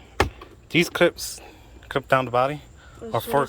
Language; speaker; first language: English; native; English